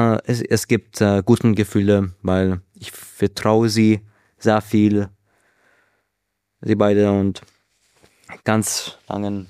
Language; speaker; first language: German; non-native, learner; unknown